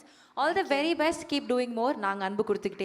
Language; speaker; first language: Tamil; native; Tamil